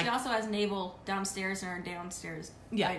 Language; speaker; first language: English; native; English